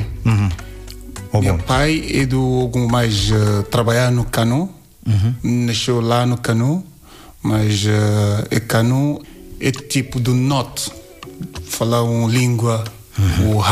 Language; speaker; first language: Portuguese; non-native, learner; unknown